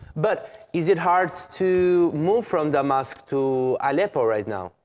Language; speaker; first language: Albanian; native; Albanian